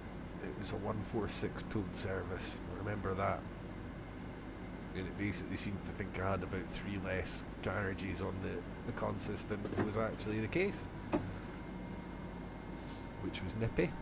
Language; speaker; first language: English; native; English